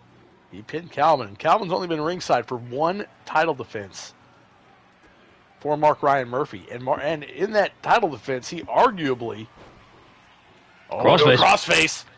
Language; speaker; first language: English; native; English